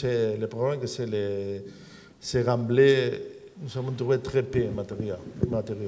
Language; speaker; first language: French; non-native, learner; Spanish